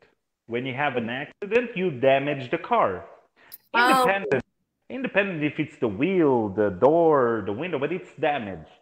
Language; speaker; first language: English; non-native, fluent; Portuguese